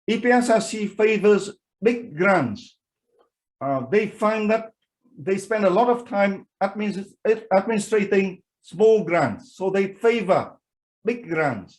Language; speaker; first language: English; non-native, fluent; Vietnamese